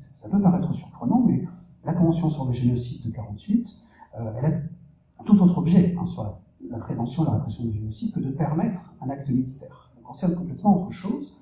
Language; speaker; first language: French; native; French